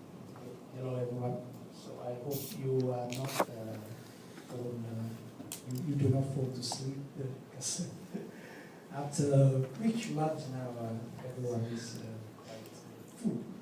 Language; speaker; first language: English; non-native, fluent; Vietnamese